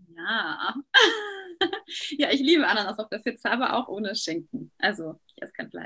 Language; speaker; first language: German; native; German